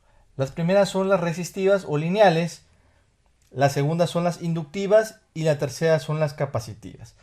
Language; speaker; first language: Spanish; native; Spanish